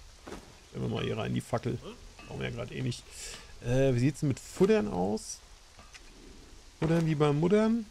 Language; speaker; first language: German; native; German